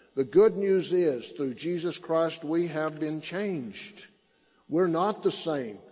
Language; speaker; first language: English; native; English